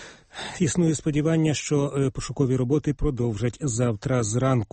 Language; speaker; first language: Ukrainian; native; Ukrainian